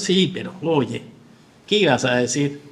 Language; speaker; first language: Spanish; native; Spanish